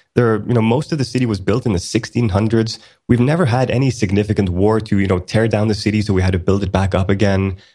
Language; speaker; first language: English; early bilingual, other home language; Swedish